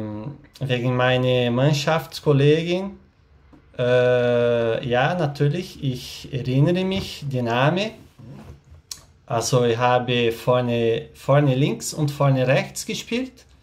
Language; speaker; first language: German; non-native, learner; Portuguese